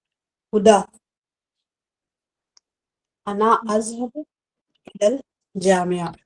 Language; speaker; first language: Arabic; non-native, learner; Urdu